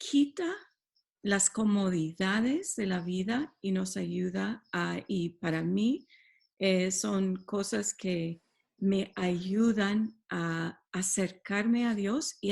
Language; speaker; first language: Spanish; non-native, fluent; English